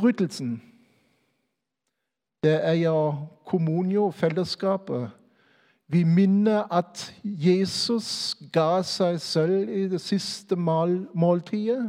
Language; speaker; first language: Norwegian; non-native, fluent; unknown